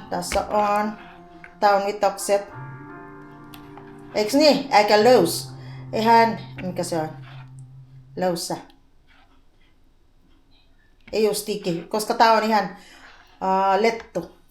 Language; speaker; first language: Finnish; non-native, learner; Filipino